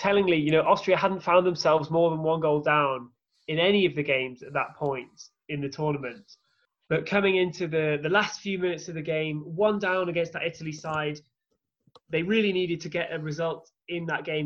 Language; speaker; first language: English; native; English